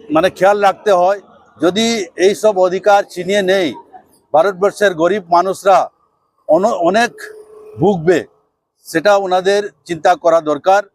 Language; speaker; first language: Bangla; native; Bangla